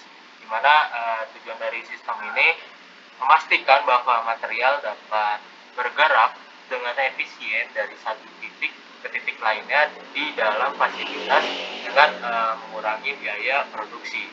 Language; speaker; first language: Indonesian; native; Indonesian